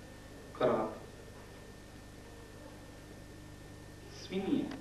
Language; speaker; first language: Russian; non-native, learner; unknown